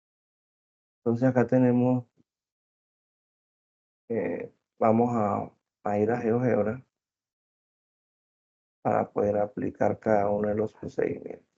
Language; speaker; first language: Spanish; native; Spanish